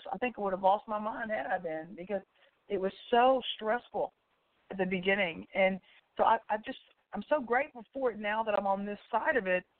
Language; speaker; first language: English; native; English